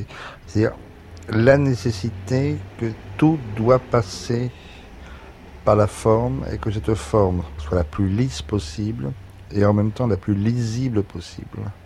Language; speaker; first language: French; native; French